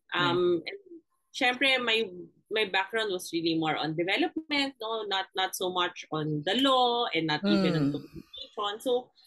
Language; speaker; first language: English; non-native, local second language; Filipino